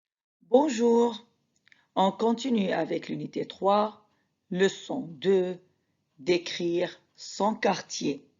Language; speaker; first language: French; non-native, fluent; Arabic